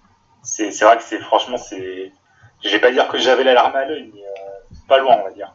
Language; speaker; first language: French; native; French